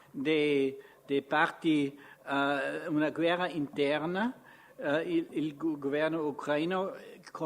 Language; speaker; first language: Italian; non-native, fluent; German